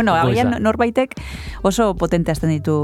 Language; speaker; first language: Basque; native; Basque